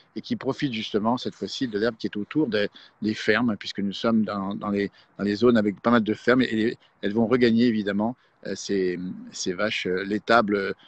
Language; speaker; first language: French; native; French